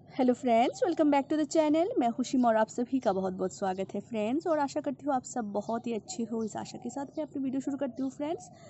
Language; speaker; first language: Hindi; non-native, local second language; Bangla